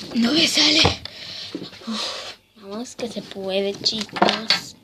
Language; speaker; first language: Spanish; native; Spanish